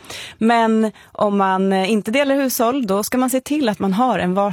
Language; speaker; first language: Swedish; native; Swedish